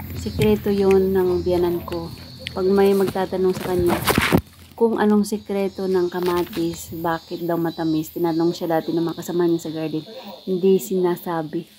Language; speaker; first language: Filipino; non-native, local second language; Cebuano